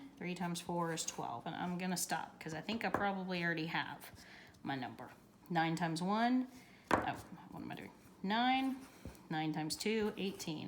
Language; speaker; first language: English; native; English